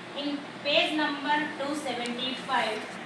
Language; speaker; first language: English; non-native, local second language; Telugu